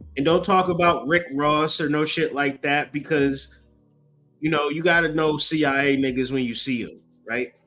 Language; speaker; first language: English; native; English